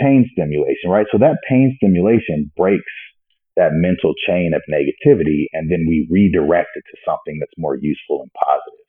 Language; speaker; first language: English; native; English